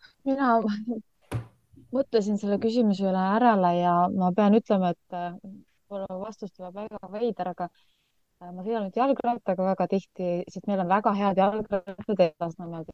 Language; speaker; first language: Estonian; non-native, local second language; Russian